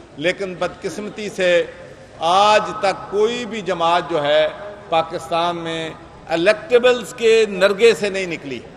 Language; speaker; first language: Urdu; non-native, local second language; Punjabi